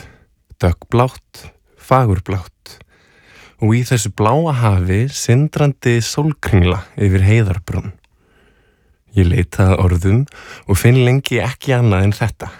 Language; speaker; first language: Icelandic; native; Icelandic